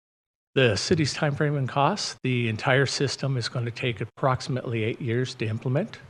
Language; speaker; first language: English; native; English